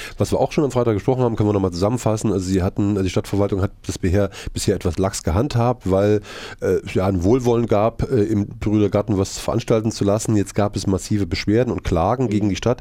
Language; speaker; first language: German; native; German